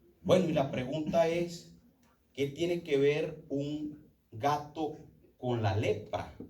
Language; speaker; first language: Spanish; native; Spanish